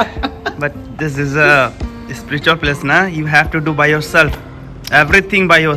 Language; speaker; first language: English; non-native, local second language; Hindi